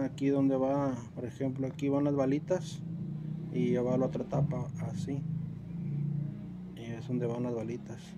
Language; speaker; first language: Spanish; native; Spanish